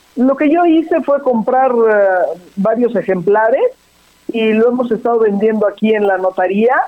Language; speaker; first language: Spanish; native; Spanish